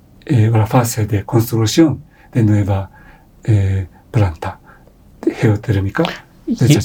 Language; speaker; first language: Spanish; non-native, fluent; Japanese